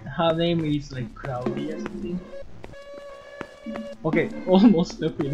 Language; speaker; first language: English; non-native, learner; Japanese